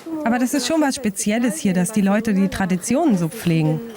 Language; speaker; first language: German; native; German